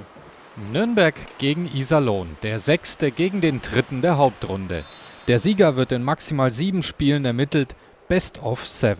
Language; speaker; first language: German; native; German